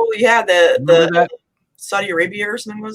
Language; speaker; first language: English; native; English